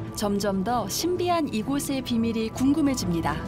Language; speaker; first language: Korean; native; Korean